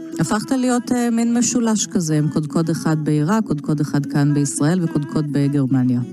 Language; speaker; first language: Hebrew; native; Hebrew